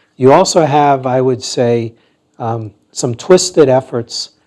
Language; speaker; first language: English; native; English